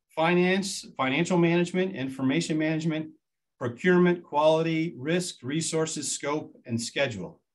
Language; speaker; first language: English; native; English